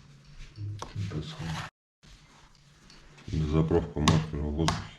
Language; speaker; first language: Russian; native; Russian